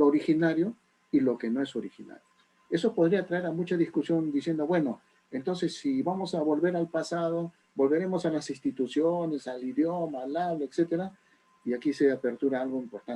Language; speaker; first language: Spanish; native; Spanish